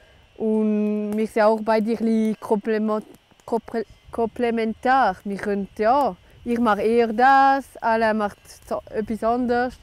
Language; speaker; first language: German; non-native, local second language; French